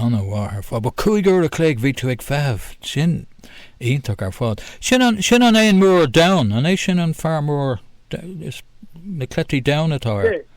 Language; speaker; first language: Irish; non-native, local second language; English